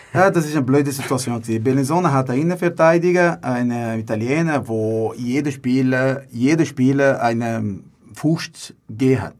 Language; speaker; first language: German; non-native, fluent; Portuguese